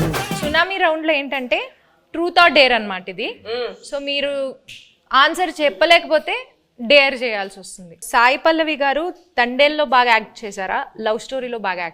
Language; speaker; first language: Telugu; native; Telugu